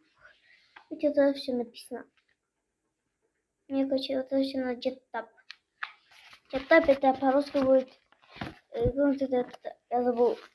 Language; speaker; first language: Russian; non-native, local second language; Kazakh